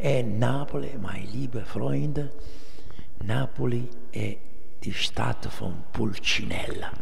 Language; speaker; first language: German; non-native, learner; Italian